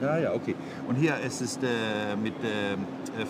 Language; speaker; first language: German; non-native, learner; Danish